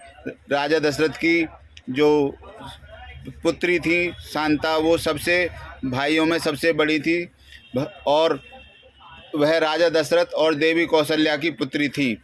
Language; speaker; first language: Hindi; native; Hindi